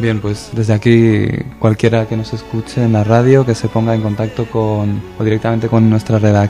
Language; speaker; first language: Spanish; native; Spanish